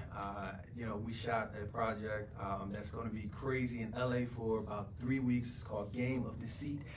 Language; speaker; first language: English; native; English